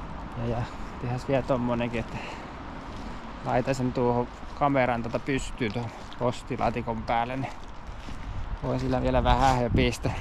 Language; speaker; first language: Finnish; native; Finnish